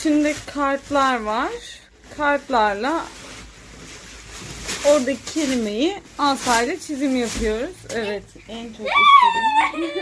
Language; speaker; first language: Turkish; native; Turkish